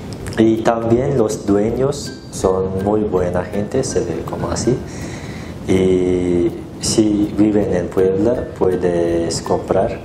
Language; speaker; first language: Spanish; non-native, learner; Turkish